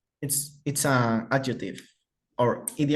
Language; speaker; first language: English; non-native, learner; Spanish